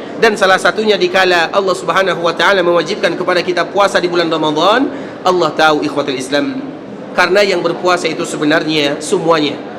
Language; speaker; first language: Malay; native; Malay